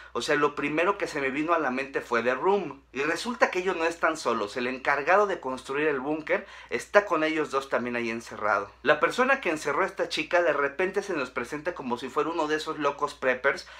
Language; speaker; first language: Spanish; native; Spanish